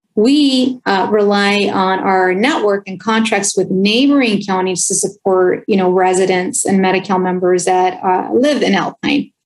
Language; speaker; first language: English; early bilingual, other home language; Spanish